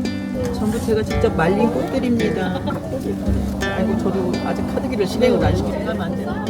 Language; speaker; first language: Korean; native; Korean